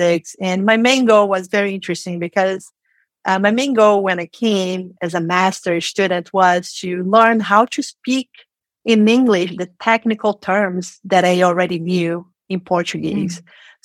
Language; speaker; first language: English; non-native, fluent; Portuguese